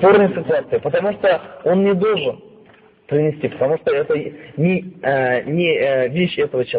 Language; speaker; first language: Russian; non-native, fluent; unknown